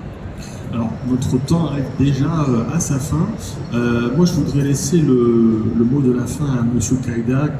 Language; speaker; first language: French; native; French